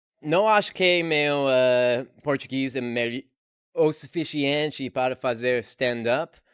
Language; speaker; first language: Portuguese; non-native, learner; English